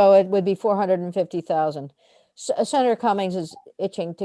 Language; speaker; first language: English; native; English